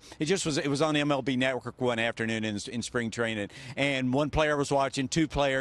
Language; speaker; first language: English; native; English